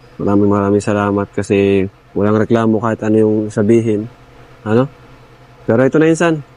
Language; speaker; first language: Filipino; non-native, local second language; Iloko